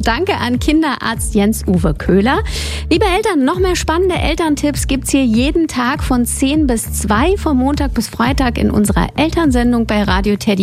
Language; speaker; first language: German; native; German